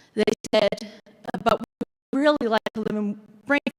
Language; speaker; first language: English; early bilingual, other home language; Finnish